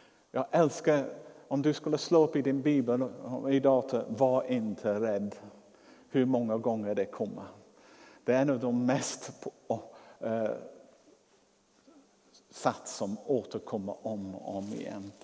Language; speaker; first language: Swedish; non-native, fluent; English